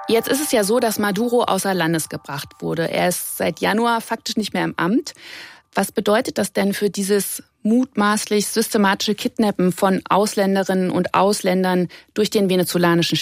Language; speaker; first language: German; native; German